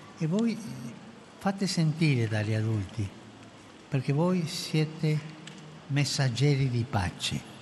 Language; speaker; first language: Italian; non-native, fluent; Spanish